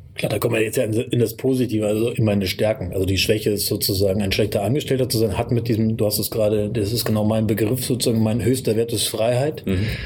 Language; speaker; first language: German; native; German